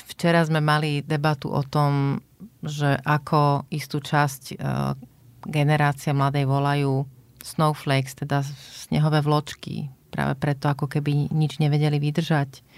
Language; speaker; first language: Slovak; native; Slovak